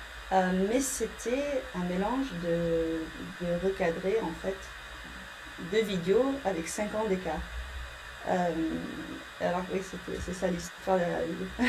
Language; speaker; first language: French; early bilingual, heritage; English